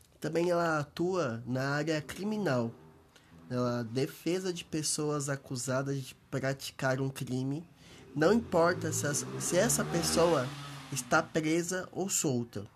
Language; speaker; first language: Portuguese; native; Portuguese